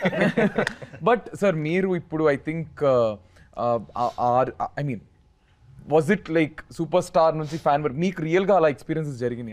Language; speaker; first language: Telugu; native; Telugu